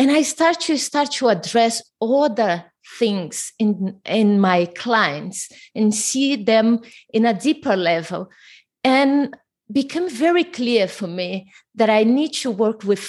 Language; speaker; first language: English; non-native, fluent; Portuguese